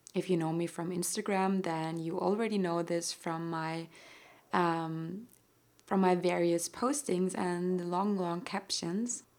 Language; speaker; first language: English; non-native, fluent; German